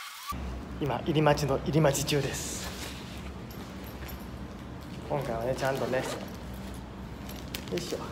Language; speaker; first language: Japanese; native; Japanese